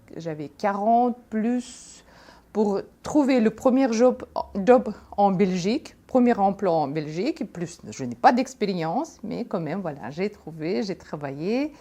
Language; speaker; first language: French; non-native, fluent; Russian